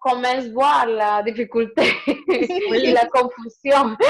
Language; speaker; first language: French; non-native, learner; Spanish